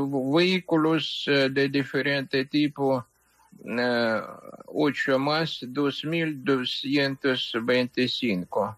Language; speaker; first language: Spanish; non-native, fluent; Ukrainian